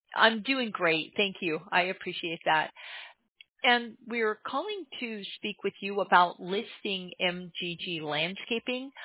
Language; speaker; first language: English; native; English